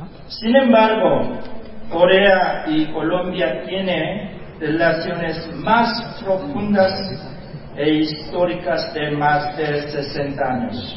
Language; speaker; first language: Spanish; non-native, fluent; Korean